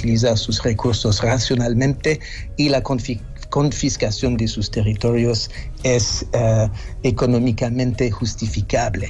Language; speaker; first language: Spanish; non-native, fluent; French